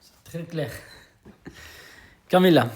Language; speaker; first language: French; non-native, fluent; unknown